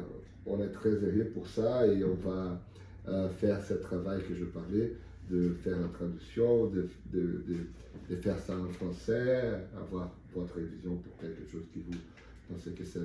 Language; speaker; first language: French; non-native, learner; Portuguese